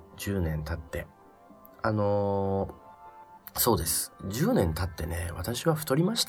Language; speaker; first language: Japanese; native; Japanese